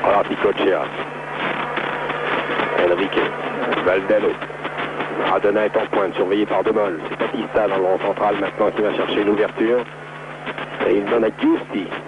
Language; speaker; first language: French; native; French